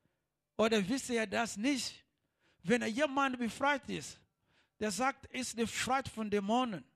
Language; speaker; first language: German; non-native, learner; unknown